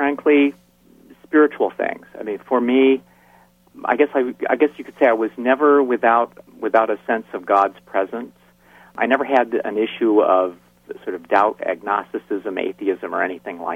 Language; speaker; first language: English; native; English